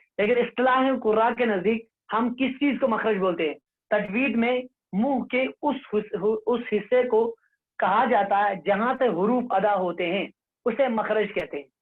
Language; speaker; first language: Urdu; non-native, local second language; Kashmiri